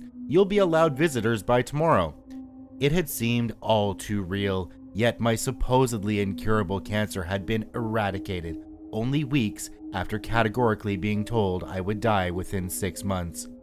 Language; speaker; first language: English; native; English